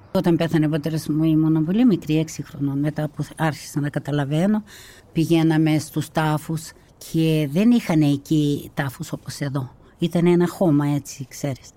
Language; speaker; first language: Greek; early bilingual, heritage; Kazakh